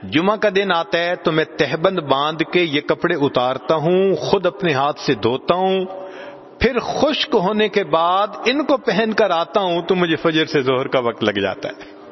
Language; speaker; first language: Urdu; non-native, local second language; Punjabi